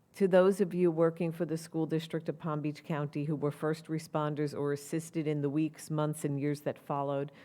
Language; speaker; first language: English; native; English